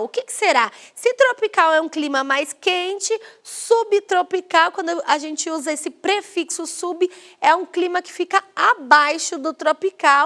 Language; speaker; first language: Portuguese; native; Portuguese